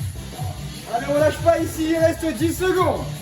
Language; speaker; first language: French; native; French